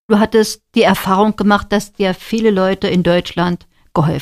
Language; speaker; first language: German; native; German